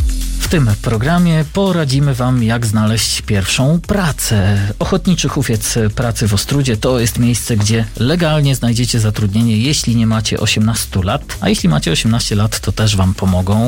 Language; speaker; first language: Polish; native; Polish